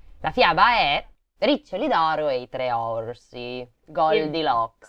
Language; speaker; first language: Italian; native; Italian